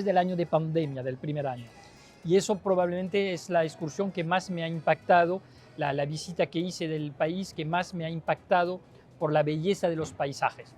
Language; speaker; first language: Spanish; non-native, fluent; French